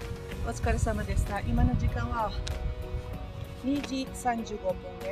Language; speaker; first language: Japanese; non-native, learner; Filipino